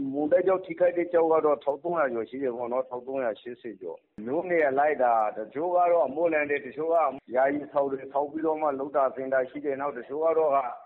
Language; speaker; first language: Burmese; native; Burmese